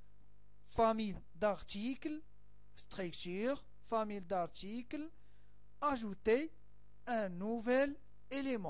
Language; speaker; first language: French; non-native, local second language; Arabic